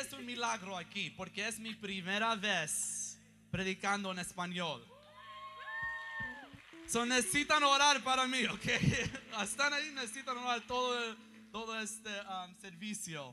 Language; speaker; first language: Spanish; early bilingual, heritage; English